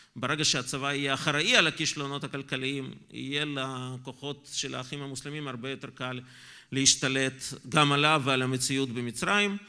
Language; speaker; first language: Hebrew; non-native, fluent; Russian